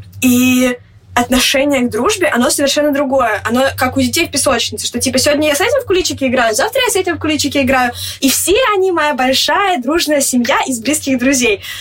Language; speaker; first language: Russian; native; Russian